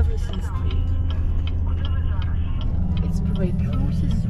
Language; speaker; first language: English; non-native, learner; Russian